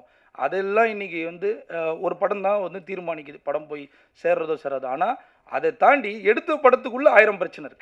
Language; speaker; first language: Tamil; native; Tamil